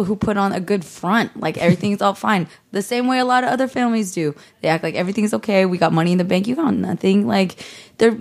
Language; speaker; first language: English; native; English